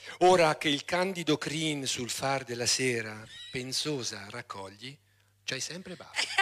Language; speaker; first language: Italian; native; Italian